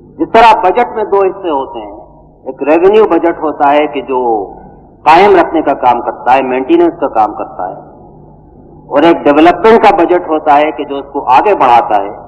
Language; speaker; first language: Urdu; native; Urdu